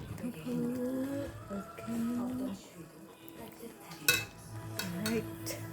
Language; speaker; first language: Korean; non-native, learner; Filipino